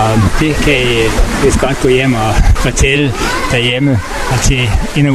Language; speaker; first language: Danish; native; Danish